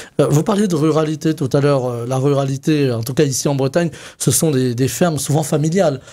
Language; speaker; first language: French; native; French